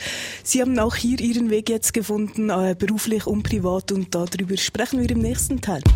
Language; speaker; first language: German; native; German